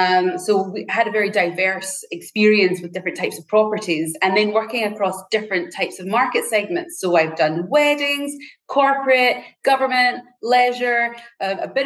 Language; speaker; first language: English; native; English